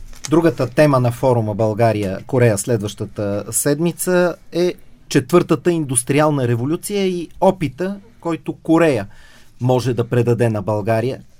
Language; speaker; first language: Bulgarian; native; Bulgarian